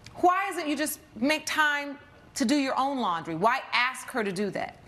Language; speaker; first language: English; native; English